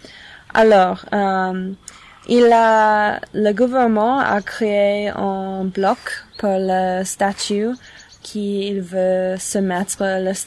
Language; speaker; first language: French; non-native, learner; English